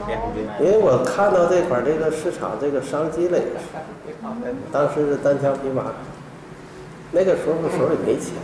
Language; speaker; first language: Chinese; native; Chinese